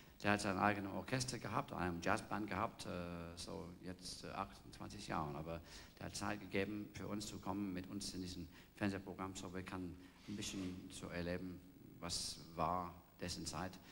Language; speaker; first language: German; non-native, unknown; English